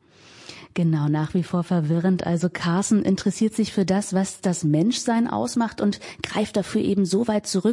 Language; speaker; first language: German; native; German